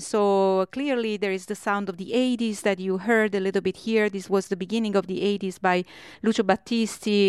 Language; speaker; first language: English; non-native, fluent; Italian